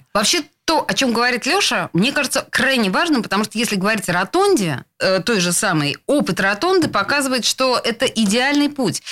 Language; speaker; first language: Russian; native; Russian